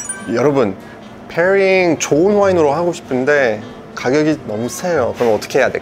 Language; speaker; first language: Korean; non-native, fluent; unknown